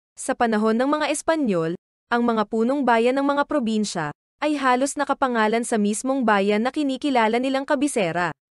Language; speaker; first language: Filipino; native; Filipino